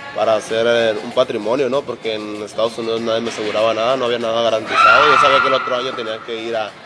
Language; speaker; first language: Spanish; native; Spanish